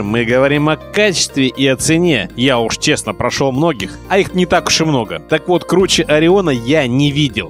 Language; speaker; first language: Russian; native; Russian